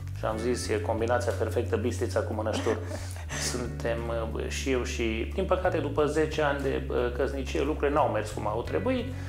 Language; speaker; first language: Romanian; native; Romanian